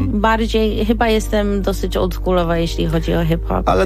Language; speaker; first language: Polish; early bilingual, heritage; Polish